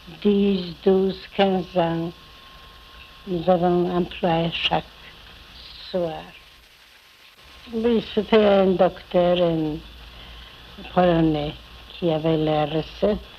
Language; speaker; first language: French; non-native, fluent; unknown